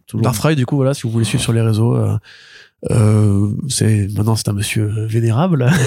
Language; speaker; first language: French; native; French